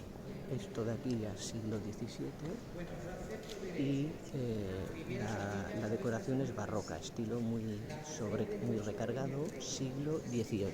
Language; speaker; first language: Spanish; native; Spanish